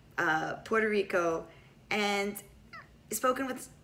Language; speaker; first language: English; native; English